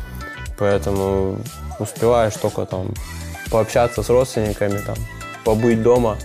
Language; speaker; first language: Russian; native; Russian